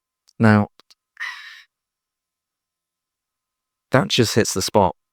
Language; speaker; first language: English; native; English